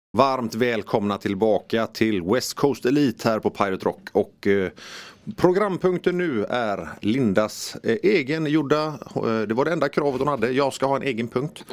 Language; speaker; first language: Swedish; native; Swedish